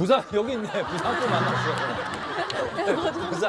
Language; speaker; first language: Korean; native; Korean